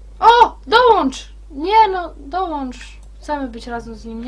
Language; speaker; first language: Polish; native; Polish